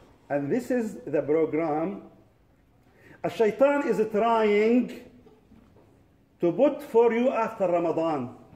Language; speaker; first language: English; non-native, fluent; Arabic